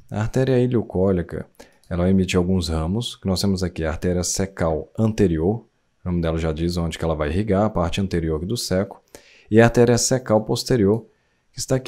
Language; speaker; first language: Portuguese; native; Portuguese